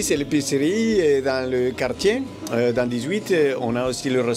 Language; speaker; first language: French; non-native, fluent; Spanish